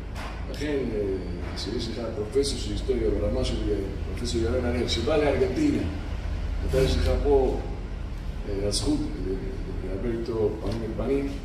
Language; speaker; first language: Hebrew; non-native, fluent; Spanish